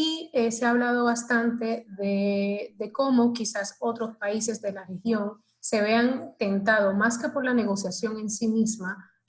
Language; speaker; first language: Spanish; native; Spanish